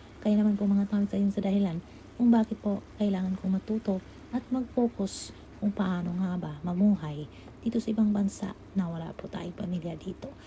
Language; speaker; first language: Filipino; non-native, local second language; Cebuano